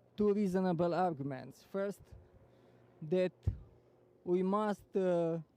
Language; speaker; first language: English; non-native, fluent; Romanian